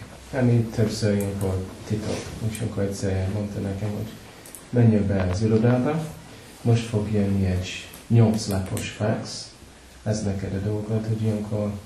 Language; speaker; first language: Hungarian; non-native, learner; English